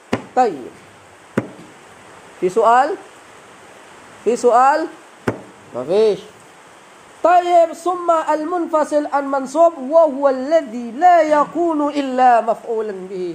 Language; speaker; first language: Arabic; non-native, fluent; Indonesian